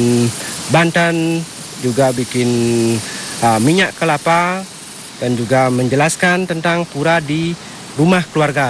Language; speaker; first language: Indonesian; non-native, local second language; Balinese